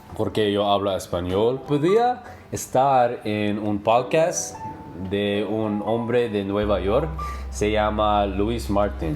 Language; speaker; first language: Spanish; non-native, learner; English